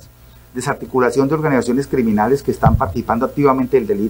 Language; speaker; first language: Spanish; native; Spanish